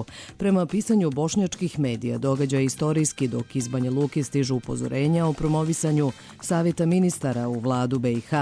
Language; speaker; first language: Croatian; native; Croatian